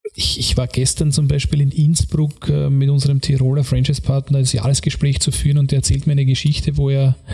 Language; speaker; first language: German; native; German